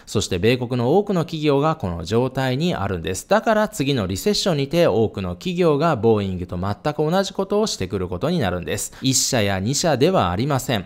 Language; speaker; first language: Japanese; native; Japanese